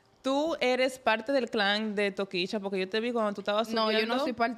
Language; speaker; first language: Spanish; native; Spanish